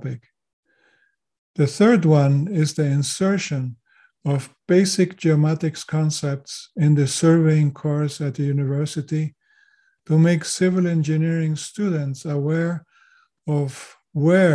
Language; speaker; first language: English; non-native, fluent; German